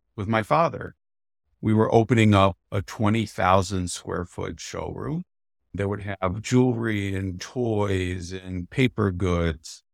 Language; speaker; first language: English; native; English